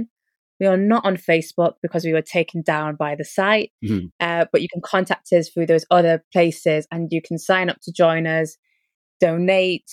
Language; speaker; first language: English; native; English